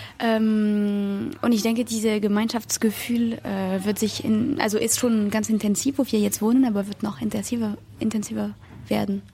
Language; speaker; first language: German; non-native, fluent; French